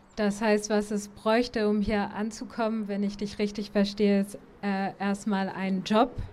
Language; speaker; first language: German; native; German